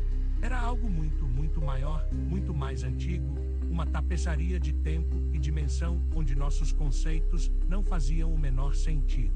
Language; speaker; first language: Portuguese; native; Portuguese